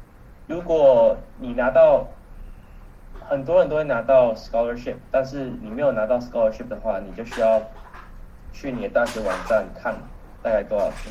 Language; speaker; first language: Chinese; early bilingual, heritage; Chinese